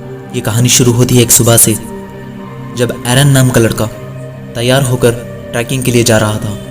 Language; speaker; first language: Hindi; native; Hindi